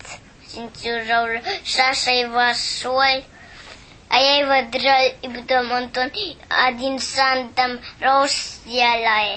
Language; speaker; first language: Russian; early bilingual, heritage; Russian